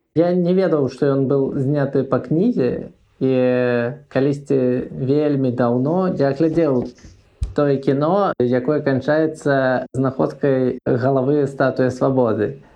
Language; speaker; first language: Belarusian; non-native, local second language; Russian